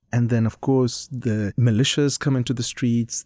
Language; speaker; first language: English; non-native, fluent; Arabic